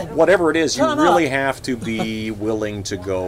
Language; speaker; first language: English; native; English